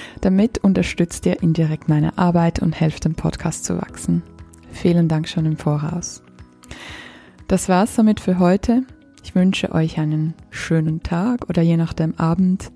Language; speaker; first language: German; native; German